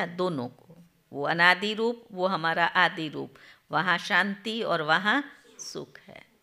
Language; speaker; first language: Hindi; non-native, local second language; Gujarati